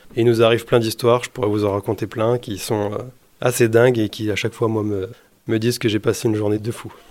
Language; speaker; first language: French; native; French